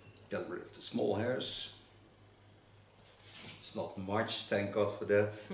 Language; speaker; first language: English; non-native, fluent; Dutch